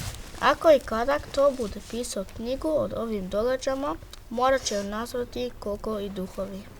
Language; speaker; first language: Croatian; early bilingual, heritage; Croatian